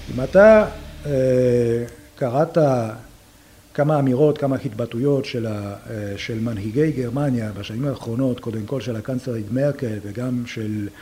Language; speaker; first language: Hebrew; non-native, fluent; Polish